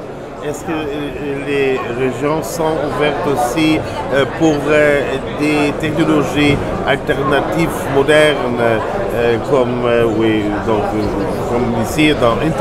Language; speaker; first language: French; non-native, learner; German